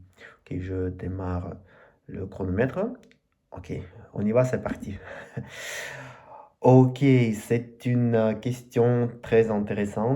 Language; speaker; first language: French; non-native, learner; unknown